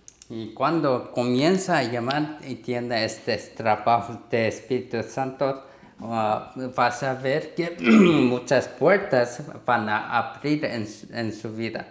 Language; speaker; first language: Spanish; non-native, learner; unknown